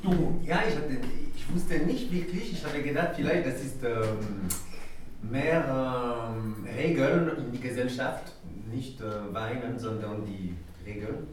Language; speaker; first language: German; non-native, learner; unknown